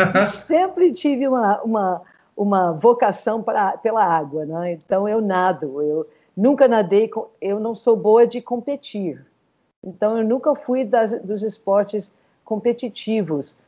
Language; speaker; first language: Portuguese; non-native, fluent; English